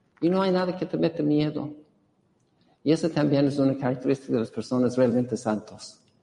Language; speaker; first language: Spanish; non-native, fluent; English